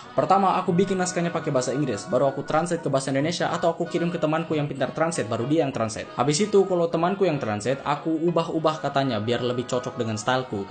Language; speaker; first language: Indonesian; early bilingual, heritage; English